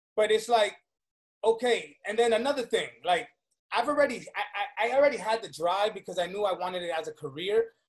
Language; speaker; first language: English; early bilingual, other home language; Spanish